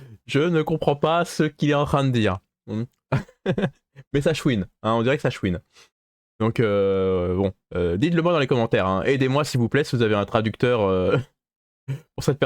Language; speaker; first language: French; native; French